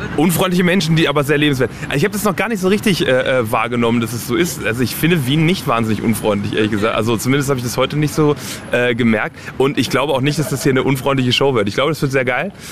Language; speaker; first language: German; native; German